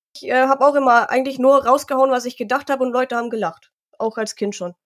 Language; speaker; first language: German; native; German